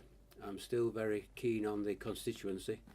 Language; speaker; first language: English; native; English